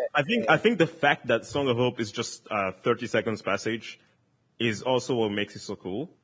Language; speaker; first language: English; non-native, fluent; Italian